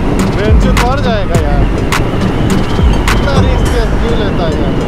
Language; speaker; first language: Hindi; native; Hindi